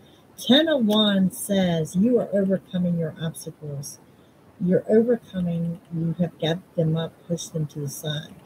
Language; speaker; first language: English; native; English